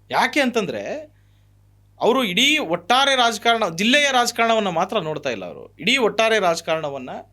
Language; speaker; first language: Kannada; native; Kannada